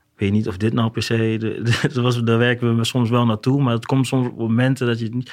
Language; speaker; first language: Dutch; native; Dutch